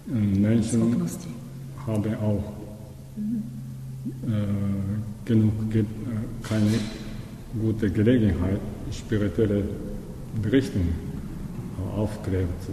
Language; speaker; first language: German; non-native, learner; Japanese